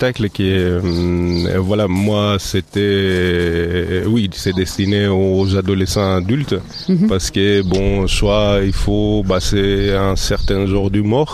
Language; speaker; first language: French; native; French